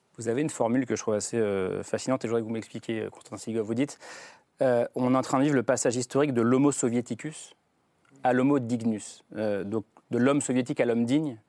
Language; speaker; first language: French; native; French